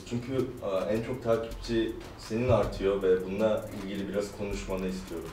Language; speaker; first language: Turkish; non-native, fluent; Korean